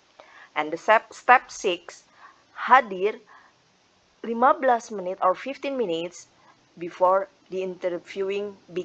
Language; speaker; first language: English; non-native, fluent; Indonesian